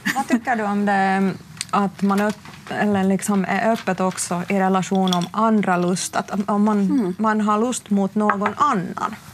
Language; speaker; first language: Swedish; non-native, local second language; Finnish